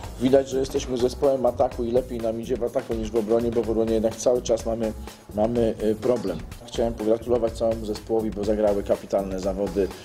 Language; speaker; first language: Polish; native; Polish